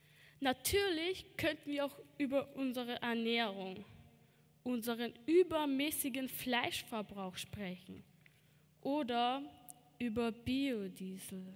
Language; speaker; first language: German; early bilingual, other home language; Albanian